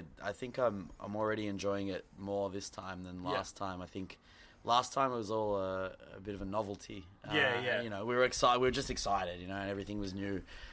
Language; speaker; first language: English; native; English